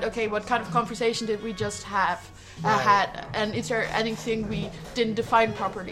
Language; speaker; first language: English; non-native, fluent; Dutch